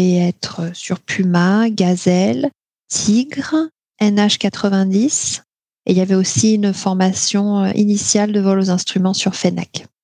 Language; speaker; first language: French; native; French